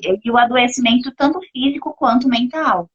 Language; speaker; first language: Portuguese; native; Portuguese